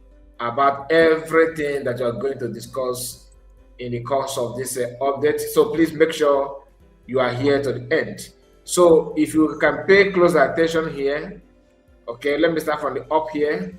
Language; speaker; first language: English; non-native, local second language; Igbo